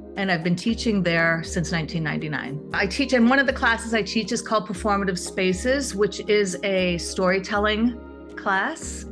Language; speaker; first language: English; native; English